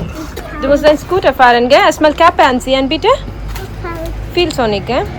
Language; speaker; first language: German; non-native, learner; Telugu